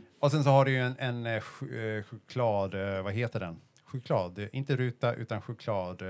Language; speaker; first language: Swedish; early bilingual, heritage; Swedish